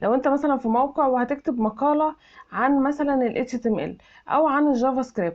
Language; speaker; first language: Arabic; native; Arabic